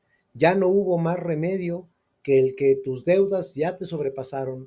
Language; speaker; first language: Spanish; native; Spanish